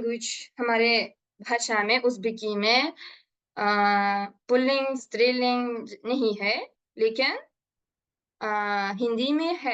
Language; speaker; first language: Hindi; non-native, learner; Uzbek